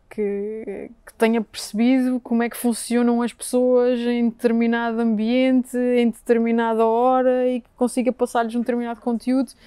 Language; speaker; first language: Portuguese; native; Portuguese